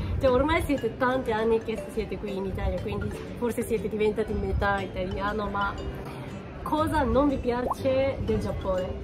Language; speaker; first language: Italian; non-native, fluent; Japanese